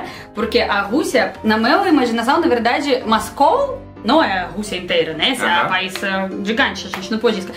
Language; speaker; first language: Portuguese; non-native, learner; Russian